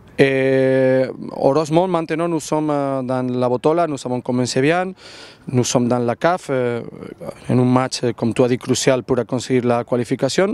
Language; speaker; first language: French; non-native, learner; Catalan